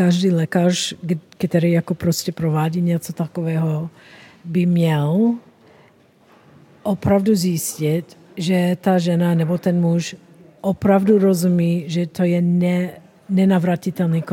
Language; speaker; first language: Czech; non-native, fluent; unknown